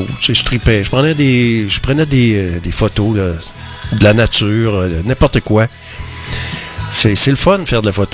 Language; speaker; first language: French; native; French